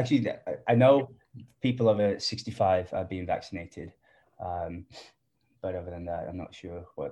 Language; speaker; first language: English; native; English